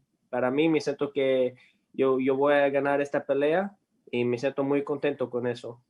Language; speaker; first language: Spanish; early bilingual, heritage; English